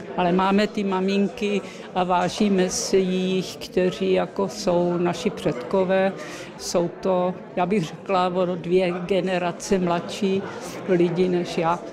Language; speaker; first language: Czech; early bilingual, heritage; Czech